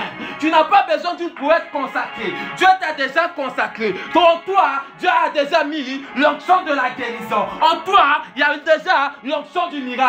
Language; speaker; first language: French; non-native, local second language; Swahili